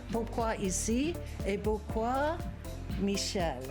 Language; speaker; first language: French; non-native, learner; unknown